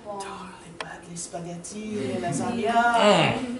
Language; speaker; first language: French; non-native, learner; English